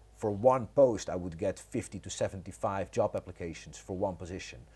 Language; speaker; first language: English; non-native, fluent; Croatian